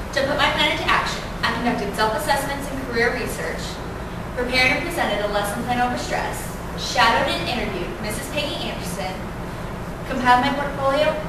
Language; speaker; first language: English; native; English